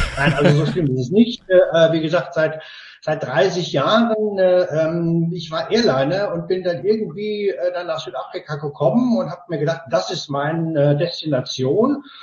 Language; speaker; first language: German; native; German